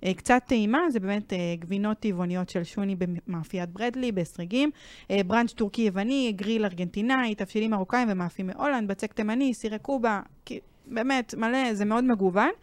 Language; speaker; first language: Hebrew; native; Hebrew